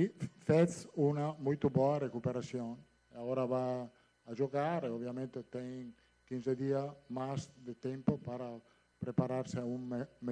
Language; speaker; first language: Portuguese; non-native, fluent; Italian